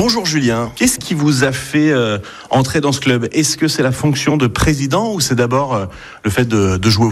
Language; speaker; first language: French; native; French